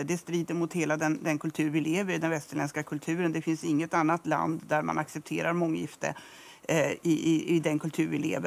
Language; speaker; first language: Swedish; native; Swedish